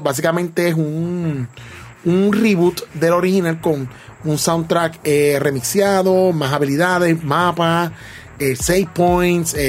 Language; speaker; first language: Spanish; native; Spanish